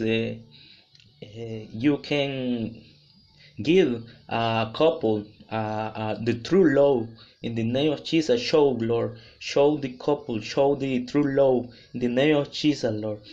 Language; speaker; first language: English; non-native, learner; Spanish